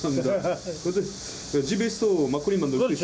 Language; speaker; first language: Korean; non-native, learner; French